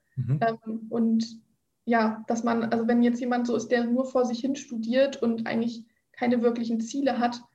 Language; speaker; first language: German; native; German